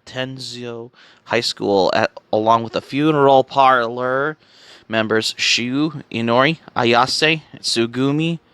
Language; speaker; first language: English; native; English